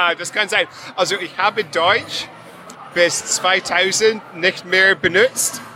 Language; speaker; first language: German; non-native, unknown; English